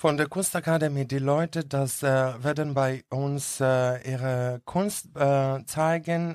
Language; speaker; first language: German; non-native, learner; Greek